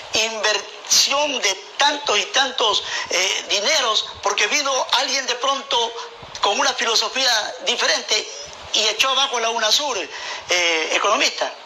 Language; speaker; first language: Spanish; native; Spanish